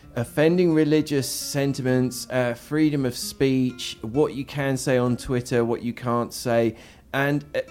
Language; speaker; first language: English; native; English